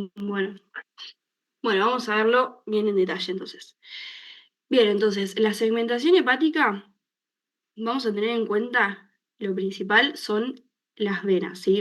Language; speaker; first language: Spanish; native; Spanish